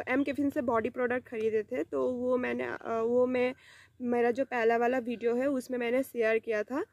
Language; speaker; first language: Hindi; non-native, local second language; Bangla